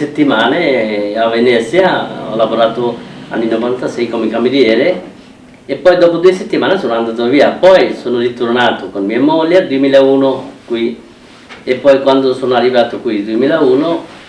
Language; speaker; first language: Italian; non-native, fluent; Bangla